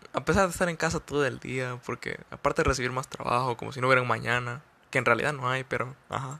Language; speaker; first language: Spanish; native; Spanish